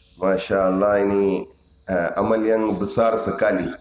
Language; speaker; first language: Indonesian; non-native, learner; Urdu